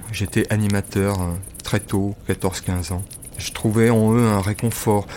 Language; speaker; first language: French; native; French